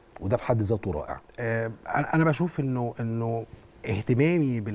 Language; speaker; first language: Arabic; native; Arabic